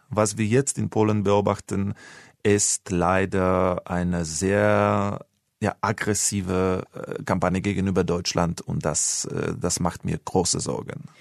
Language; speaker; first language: German; non-native, fluent; Polish